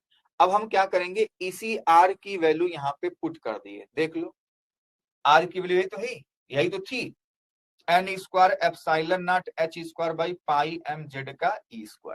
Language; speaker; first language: Hindi; native; Hindi